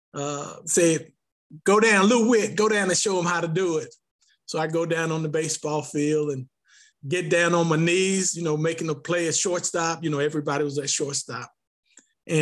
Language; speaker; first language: English; native; English